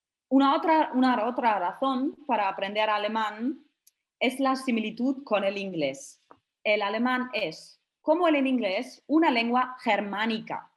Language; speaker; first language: Spanish; non-native, fluent; German